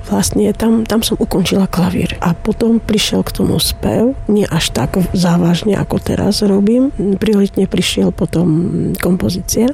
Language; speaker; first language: Slovak; non-native, fluent; Armenian